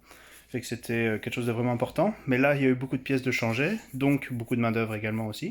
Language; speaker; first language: French; native; French